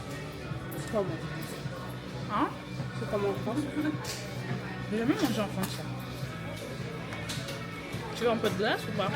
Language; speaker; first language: French; native; French